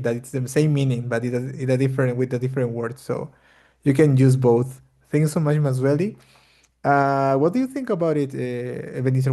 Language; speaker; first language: English; non-native, fluent; Spanish